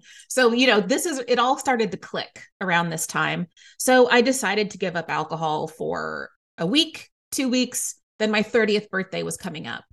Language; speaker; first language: English; native; English